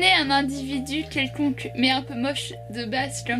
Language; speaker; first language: French; native; French